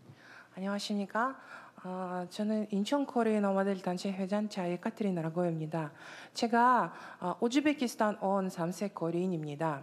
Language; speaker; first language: Korean; non-native, learner; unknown